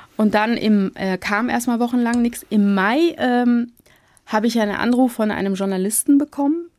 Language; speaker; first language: German; native; German